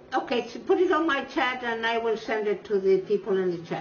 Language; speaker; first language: English; non-native, fluent; Spanish